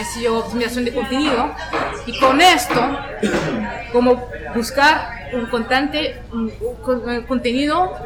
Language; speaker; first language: Spanish; non-native, fluent; French